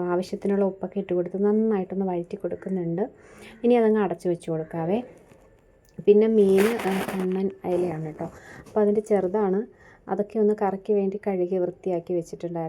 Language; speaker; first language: Malayalam; native; Malayalam